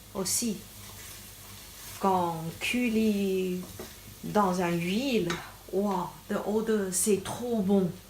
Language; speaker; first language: French; non-native, learner; Thai